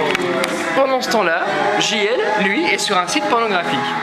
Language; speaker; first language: French; native; French